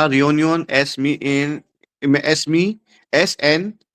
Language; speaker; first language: Spanish; non-native, learner; Hindi